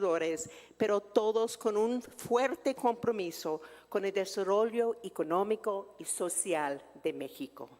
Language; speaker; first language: Spanish; non-native, fluent; English